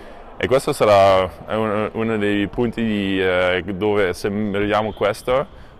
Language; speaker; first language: Italian; non-native, fluent; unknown